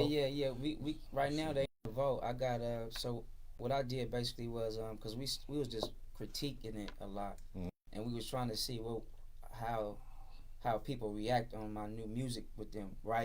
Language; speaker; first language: English; native; English